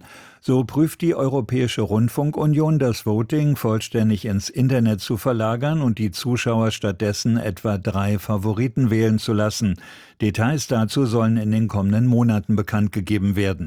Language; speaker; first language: German; native; German